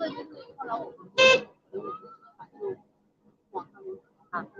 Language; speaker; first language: Chinese; native; Chinese